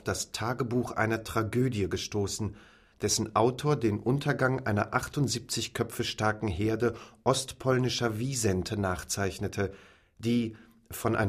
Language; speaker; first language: German; native; German